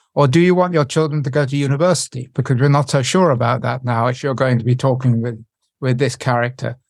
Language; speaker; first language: English; native; English